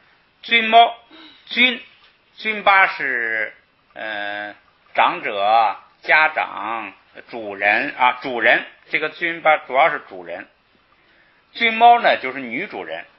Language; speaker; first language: Chinese; native; Chinese